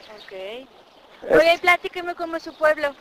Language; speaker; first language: Spanish; native; Spanish